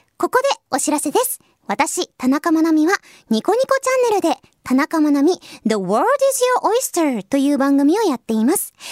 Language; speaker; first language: Japanese; native; Japanese